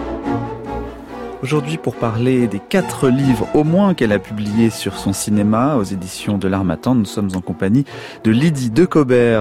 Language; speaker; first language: French; native; French